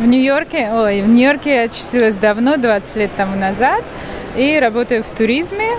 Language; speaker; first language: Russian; non-native, local second language; Georgian